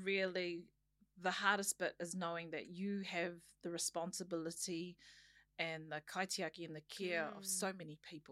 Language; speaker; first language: English; native; English